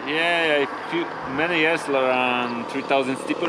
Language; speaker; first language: English; non-native, learner; Polish